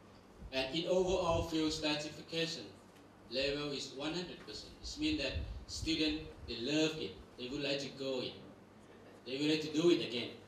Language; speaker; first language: English; non-native, learner; Thai